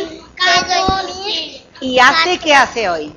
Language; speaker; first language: Spanish; native; Spanish